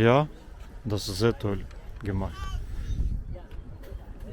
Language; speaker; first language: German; non-native, learner; Russian